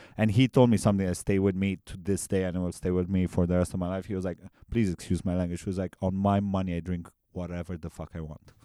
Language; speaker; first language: English; non-native, fluent; Romanian